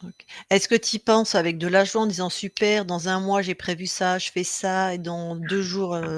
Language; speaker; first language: French; native; French